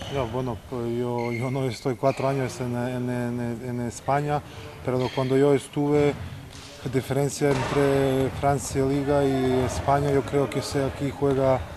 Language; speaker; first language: Spanish; non-native, learner; Serbian